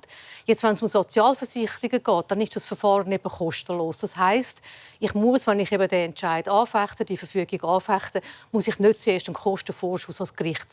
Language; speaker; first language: German; native; German